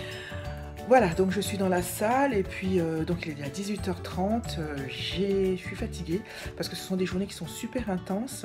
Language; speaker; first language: French; native; French